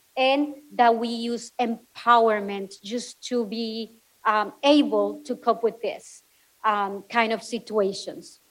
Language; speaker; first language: English; non-native, fluent; Spanish